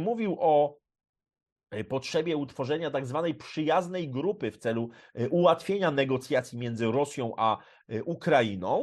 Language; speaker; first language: Polish; native; Polish